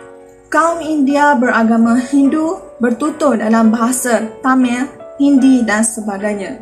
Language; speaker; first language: Malay; native; Malay